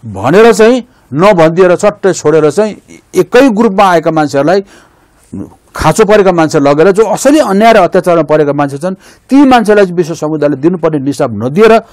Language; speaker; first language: Nepali; native; Nepali